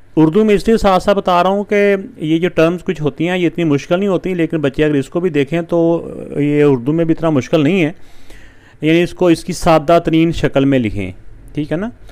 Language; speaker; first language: Urdu; non-native, local second language; Punjabi